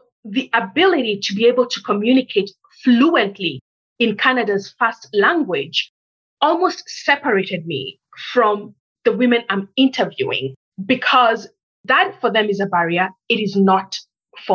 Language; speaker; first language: English; native; English